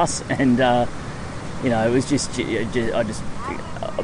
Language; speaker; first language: English; native; English